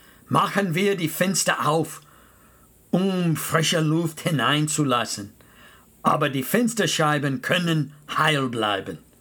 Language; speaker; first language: German; non-native, fluent; English